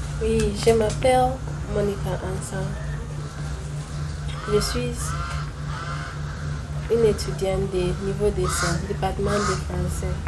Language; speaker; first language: French; non-native, learner; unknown